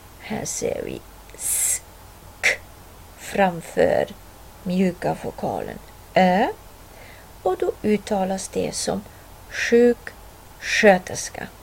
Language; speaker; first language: Swedish; non-native, fluent; Arabic